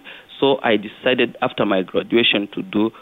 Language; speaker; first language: English; non-native, local second language; Kinyarwanda